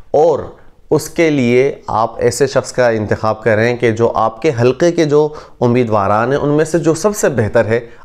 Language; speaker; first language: Urdu; native; Urdu